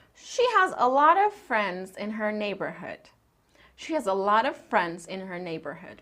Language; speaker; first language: English; non-native, fluent; Turkish